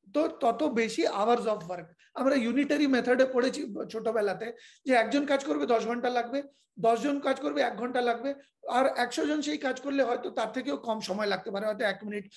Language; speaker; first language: Bangla; non-native, fluent; Hindi